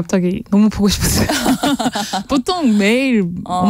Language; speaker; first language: Korean; non-native, learner; French